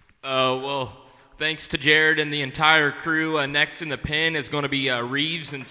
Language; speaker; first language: English; native; English